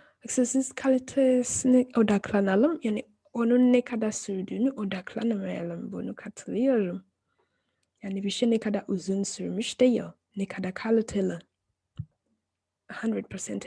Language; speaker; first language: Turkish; non-native, fluent; English